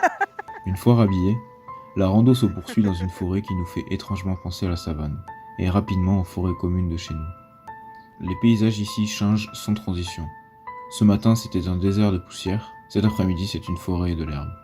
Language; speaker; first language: French; native; French